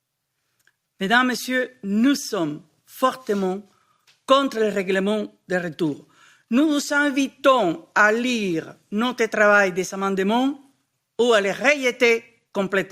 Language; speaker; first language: French; non-native, fluent; Spanish